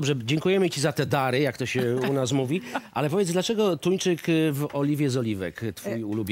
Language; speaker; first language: Polish; native; Polish